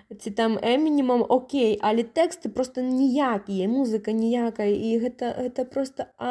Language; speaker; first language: Belarusian; non-native, local second language; Russian